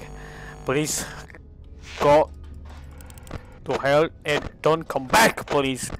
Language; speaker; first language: English; non-native, learner; Italian